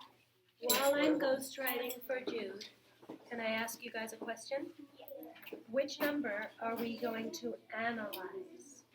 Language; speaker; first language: English; native; English